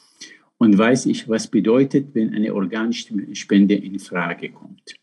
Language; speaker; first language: German; non-native, fluent; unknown